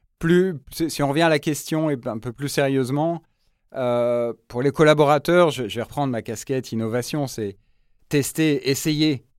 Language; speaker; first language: French; native; French